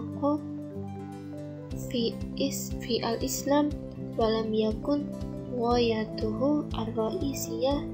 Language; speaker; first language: Arabic; non-native, learner; Indonesian